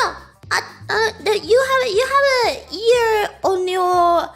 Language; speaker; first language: English; non-native, learner; Japanese